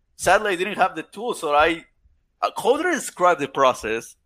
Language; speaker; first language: English; non-native, fluent; Spanish